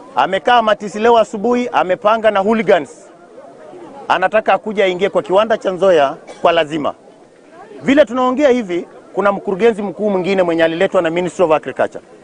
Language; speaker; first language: Swahili; non-native, local second language; Luyia